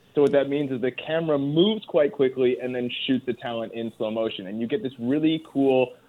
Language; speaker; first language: English; native; English